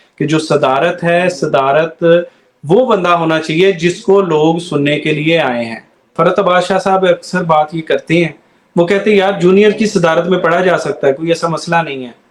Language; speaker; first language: Urdu; non-native, local second language; Punjabi